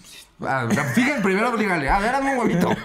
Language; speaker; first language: Spanish; native; Spanish